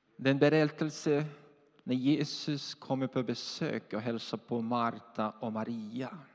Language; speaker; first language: Swedish; non-native, fluent; Portuguese